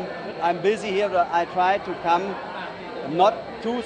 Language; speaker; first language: English; non-native, learner; German